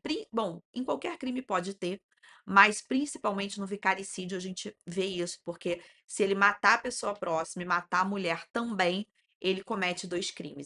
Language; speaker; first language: Portuguese; native; Portuguese